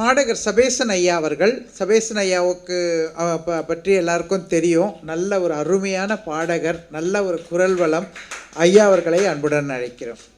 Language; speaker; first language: Tamil; native; Tamil